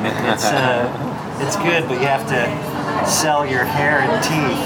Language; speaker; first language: English; native; English